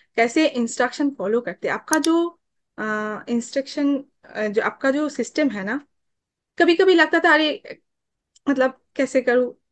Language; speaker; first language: Hindi; non-native, local second language; Bangla